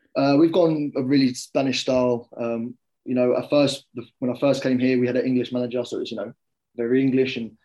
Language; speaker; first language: English; native; English